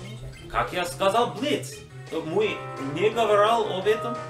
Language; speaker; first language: Russian; non-native, learner; English